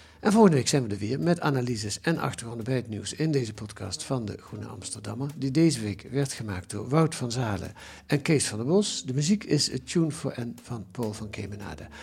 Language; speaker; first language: Dutch; native; Dutch